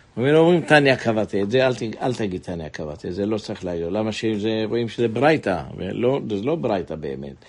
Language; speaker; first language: Hebrew; native; Hebrew